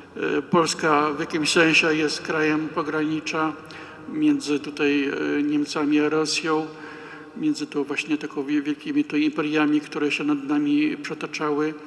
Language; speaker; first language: Polish; native; Polish